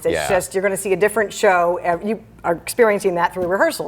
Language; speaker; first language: English; native; English